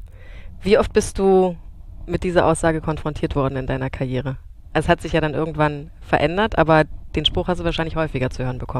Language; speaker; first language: German; native; German